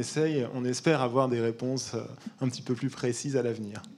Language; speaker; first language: French; native; French